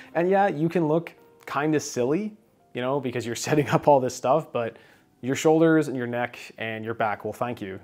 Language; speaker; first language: English; native; English